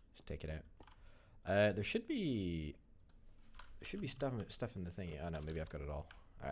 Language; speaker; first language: English; native; English